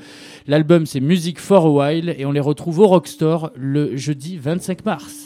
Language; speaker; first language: French; native; French